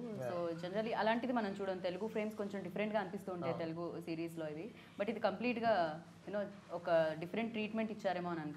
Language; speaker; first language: Telugu; native; Telugu